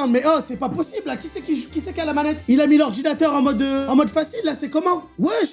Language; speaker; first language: French; native; French